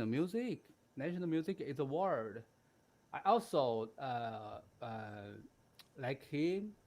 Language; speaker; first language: English; non-native, learner; Chinese